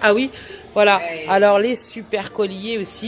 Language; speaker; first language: French; native; French